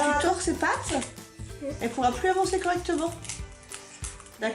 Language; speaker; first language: French; native; French